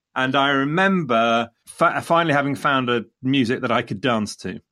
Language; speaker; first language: English; native; English